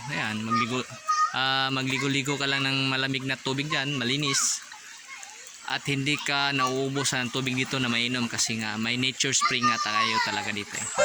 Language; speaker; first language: Filipino; non-native, local second language; Cebuano